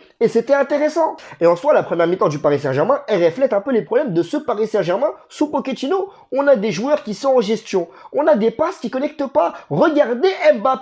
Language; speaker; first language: French; native; French